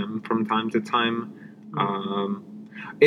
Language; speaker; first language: English; non-native, fluent; Finnish